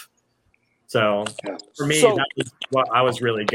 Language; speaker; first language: English; native; English